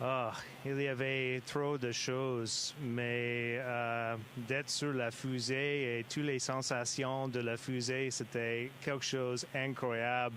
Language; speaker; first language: French; non-native, fluent; English